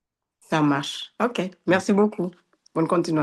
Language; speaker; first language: French; non-native, fluent; Portuguese